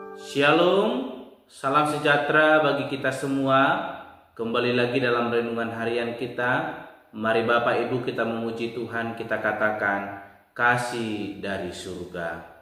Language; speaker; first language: Indonesian; native; Indonesian